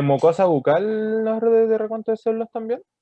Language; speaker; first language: Spanish; native; Spanish